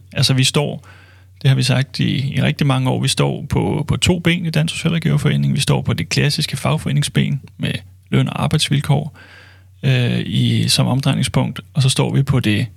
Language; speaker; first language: Danish; native; Danish